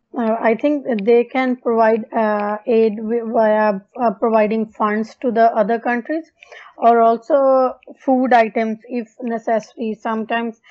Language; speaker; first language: English; non-native, local second language; Punjabi